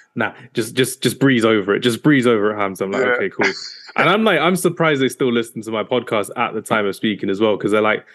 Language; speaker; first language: English; early bilingual, other home language; Hindi